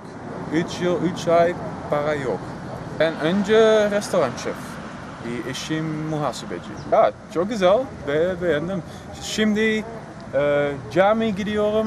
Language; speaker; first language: Turkish; non-native, learner; Dutch